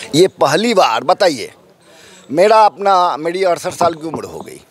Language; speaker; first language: Hindi; native; Hindi